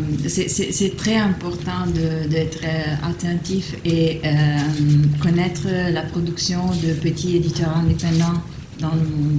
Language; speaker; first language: French; non-native, fluent; Italian